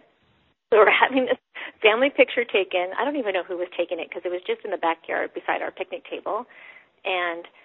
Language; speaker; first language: English; native; English